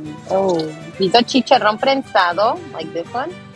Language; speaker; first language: English; early bilingual, other home language; Spanish